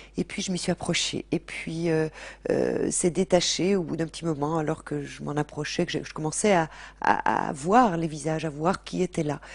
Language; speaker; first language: French; native; French